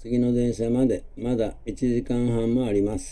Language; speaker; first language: Japanese; native; Japanese